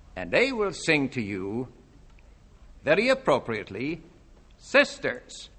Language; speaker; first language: English; non-native, fluent; Dutch